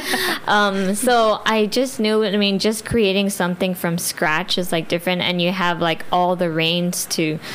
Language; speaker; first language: English; early bilingual, other home language; Filipino